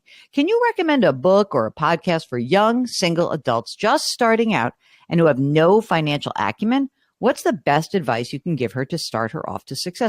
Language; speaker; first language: English; native; English